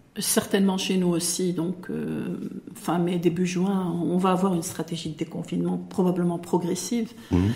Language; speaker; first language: French; non-native, local second language; Arabic